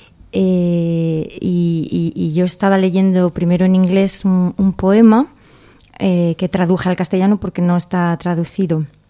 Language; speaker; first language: Spanish; native; Spanish